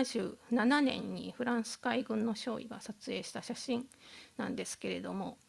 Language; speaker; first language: Japanese; native; Japanese